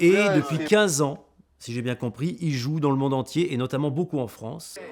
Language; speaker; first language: French; native; French